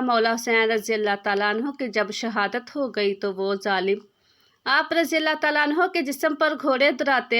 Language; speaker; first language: Urdu; native; Urdu